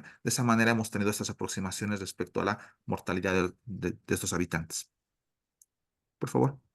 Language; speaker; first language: Spanish; native; Spanish